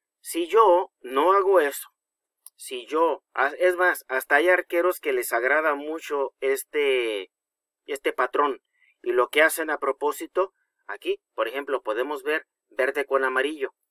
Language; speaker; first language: Spanish; native; Spanish